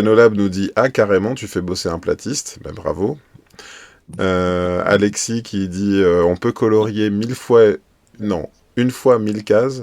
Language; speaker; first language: French; native; French